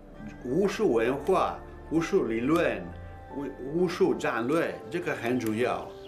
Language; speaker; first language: Chinese; non-native, learner; Italian